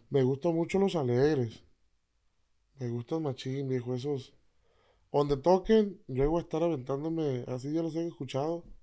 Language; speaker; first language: Spanish; native; Spanish